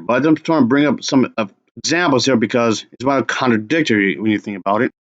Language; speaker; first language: English; native; English